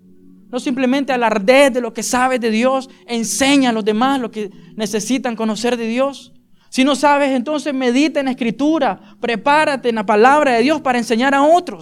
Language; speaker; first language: Spanish; native; Spanish